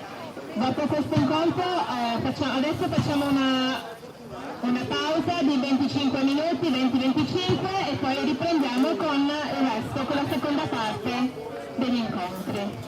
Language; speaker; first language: Italian; native; Italian